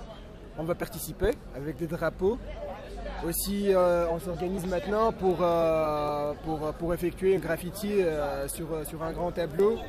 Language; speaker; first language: French; non-native, local second language; Arabic